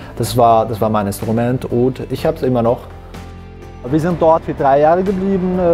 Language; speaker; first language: German; non-native, fluent; Arabic